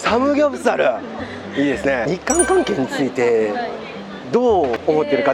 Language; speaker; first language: Japanese; non-native, fluent; Korean